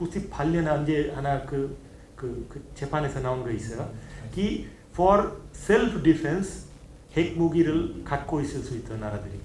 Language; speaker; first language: Korean; non-native, learner; Hindi